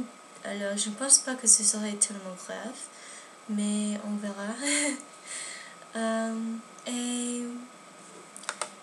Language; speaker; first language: French; non-native, learner; English